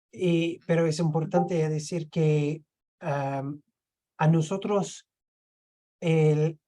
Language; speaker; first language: Spanish; non-native, fluent; English